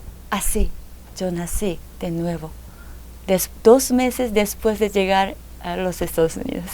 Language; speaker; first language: Spanish; non-native, fluent; Japanese